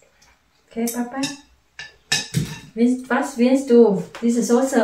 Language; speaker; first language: German; non-native, learner; Vietnamese